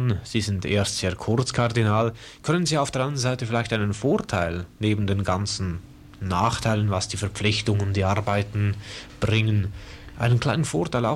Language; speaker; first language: German; native; German